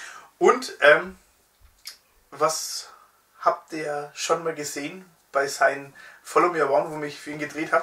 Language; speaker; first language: German; native; German